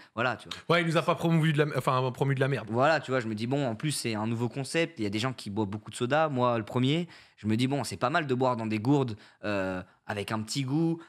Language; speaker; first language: French; native; French